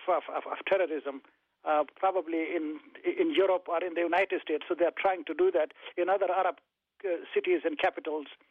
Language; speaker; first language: English; non-native, fluent; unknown